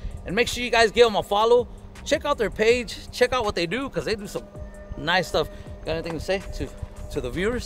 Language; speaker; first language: English; early bilingual, other home language; Spanish